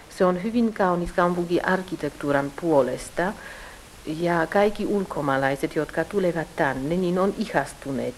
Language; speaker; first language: Finnish; early bilingual, heritage; Polish